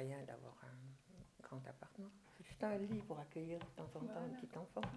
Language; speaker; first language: French; early bilingual, other home language; German